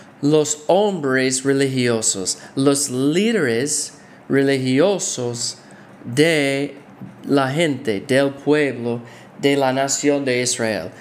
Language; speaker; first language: Spanish; non-native, fluent; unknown